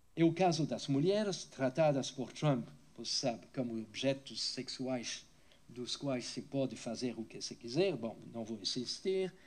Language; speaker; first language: Portuguese; non-native, fluent; French